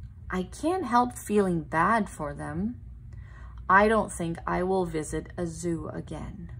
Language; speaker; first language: English; non-native, fluent; Thai